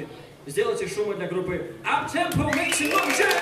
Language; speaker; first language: Russian; native; Russian